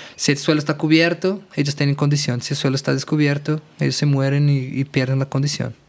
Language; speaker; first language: Spanish; non-native, fluent; Portuguese